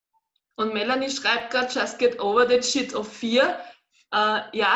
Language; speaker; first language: German; native; German